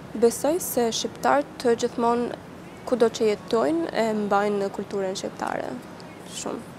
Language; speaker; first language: Albanian; early bilingual, heritage; Albanian